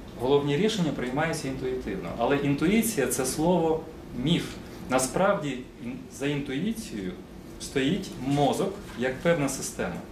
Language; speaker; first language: Ukrainian; non-native, local second language; Russian